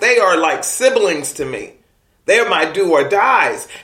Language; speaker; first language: English; native; English